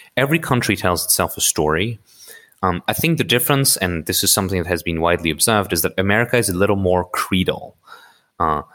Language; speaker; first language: English; early bilingual, other home language; Arabic